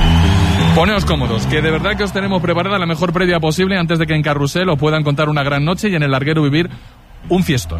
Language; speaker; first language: Spanish; native; Spanish